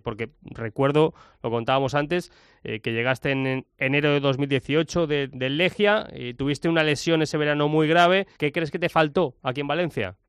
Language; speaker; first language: Spanish; native; Spanish